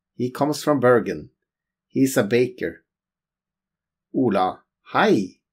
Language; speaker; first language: English; non-native, fluent; Norwegian